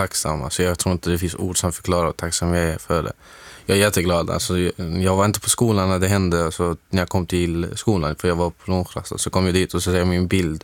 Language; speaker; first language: Swedish; non-native, fluent; Arabic